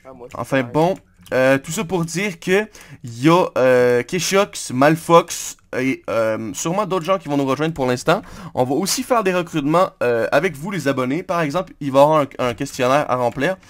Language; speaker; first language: French; native; French